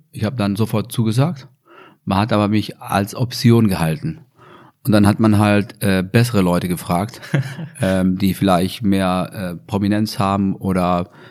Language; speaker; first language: German; non-native, fluent; English